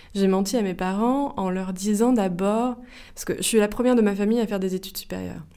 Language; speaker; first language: French; native; French